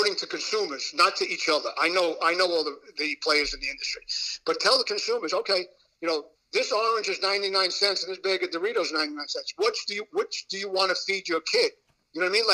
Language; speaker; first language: English; native; English